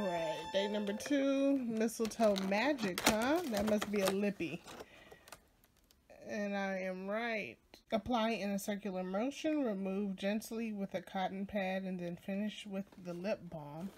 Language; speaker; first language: English; native; English